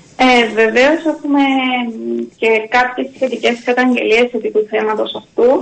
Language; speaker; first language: Greek; native; Greek